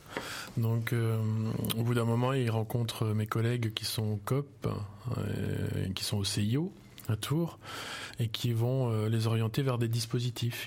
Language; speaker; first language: French; native; French